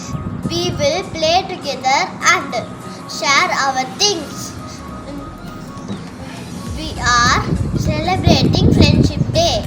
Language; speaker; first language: English; non-native, local second language; Tamil